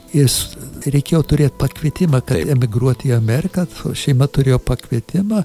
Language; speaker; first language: Lithuanian; early bilingual, heritage; Lithuanian